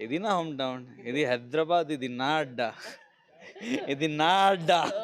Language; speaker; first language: Telugu; non-native, local second language; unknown